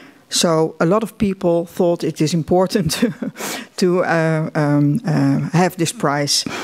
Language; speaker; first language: English; non-native, fluent; Dutch